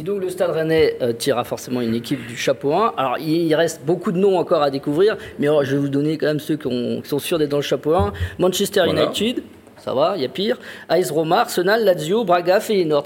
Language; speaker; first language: French; native; French